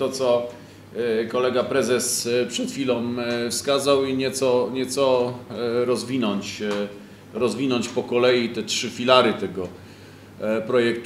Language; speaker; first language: Polish; native; Polish